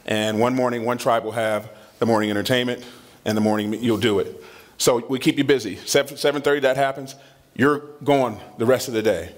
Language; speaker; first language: English; native; English